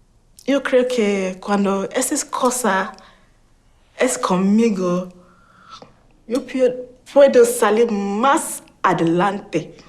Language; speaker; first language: Spanish; non-native, learner; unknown